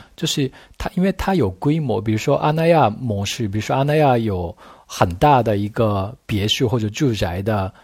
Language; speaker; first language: Chinese; non-native, fluent; Japanese